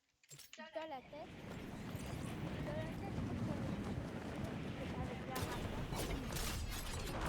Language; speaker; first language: French; native; French